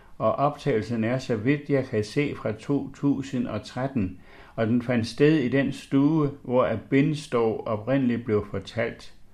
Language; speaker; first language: Danish; native; Danish